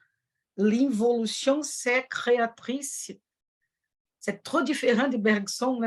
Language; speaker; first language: French; non-native, fluent; Portuguese